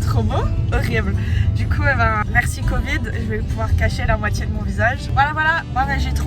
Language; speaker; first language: French; native; French